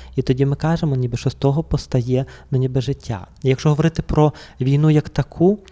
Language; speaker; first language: Ukrainian; native; Ukrainian